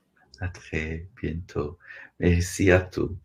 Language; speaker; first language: French; non-native, learner; Portuguese